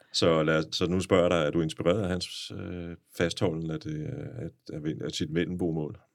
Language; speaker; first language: Danish; native; Danish